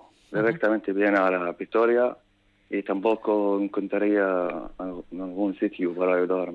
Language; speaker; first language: Spanish; non-native, learner; Arabic